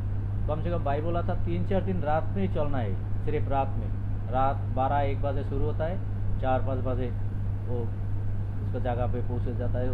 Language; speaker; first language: Hindi; non-native, learner; Bangla